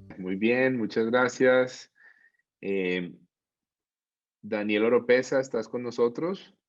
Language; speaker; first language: Spanish; native; Spanish